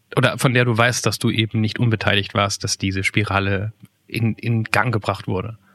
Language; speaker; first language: German; native; German